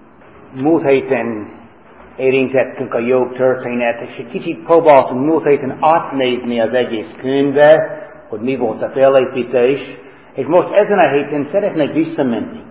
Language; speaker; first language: Hungarian; non-native, fluent; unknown